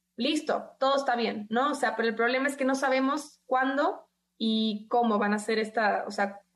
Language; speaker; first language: Spanish; native; Spanish